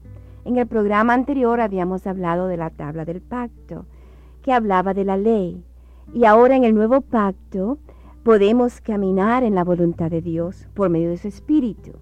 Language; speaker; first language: Spanish; native; Spanish